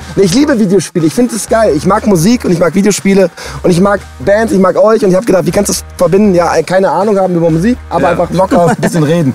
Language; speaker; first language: German; native; German